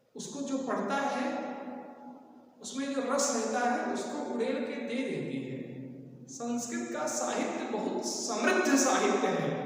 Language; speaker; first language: Hindi; native; Hindi